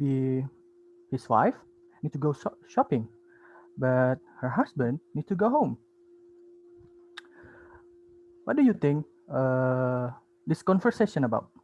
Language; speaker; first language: English; non-native, learner; Indonesian